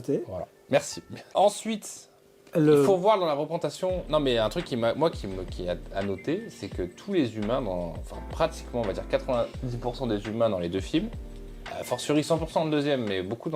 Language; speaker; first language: French; native; French